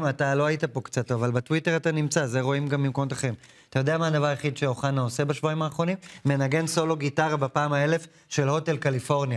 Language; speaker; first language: Hebrew; native; Hebrew